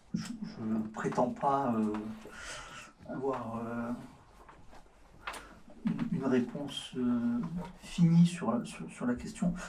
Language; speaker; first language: French; native; French